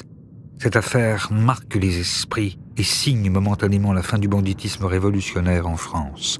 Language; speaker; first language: French; native; French